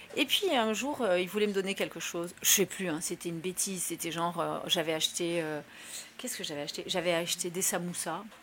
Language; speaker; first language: French; early bilingual, other home language; Spanish